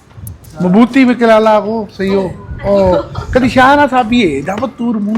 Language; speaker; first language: Filipino; non-native, learner; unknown